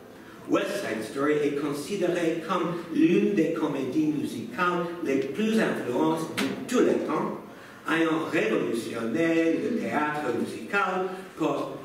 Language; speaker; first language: French; non-native, fluent; English